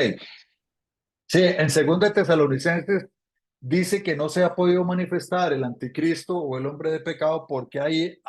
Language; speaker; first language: Spanish; native; Spanish